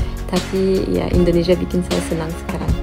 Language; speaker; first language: Indonesian; non-native, fluent; French